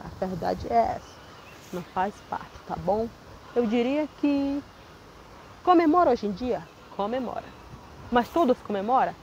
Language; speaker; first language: Portuguese; non-native, local second language; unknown